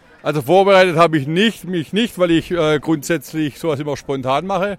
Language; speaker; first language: German; native; German